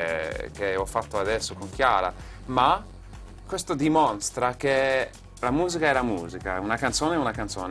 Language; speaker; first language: Italian; non-native, fluent; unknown